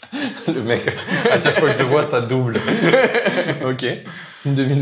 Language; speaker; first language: French; native; French